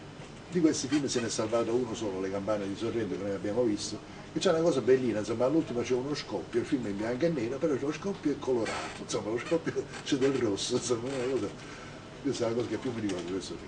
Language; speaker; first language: Italian; native; Italian